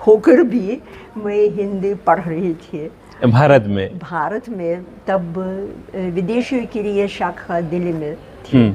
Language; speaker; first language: Hindi; non-native, fluent; Russian